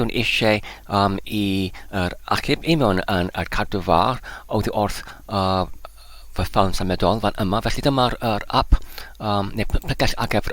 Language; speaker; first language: Welsh; non-native, learner; Polish